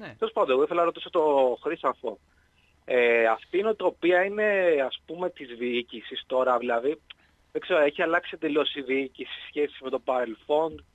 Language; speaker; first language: Greek; native; Greek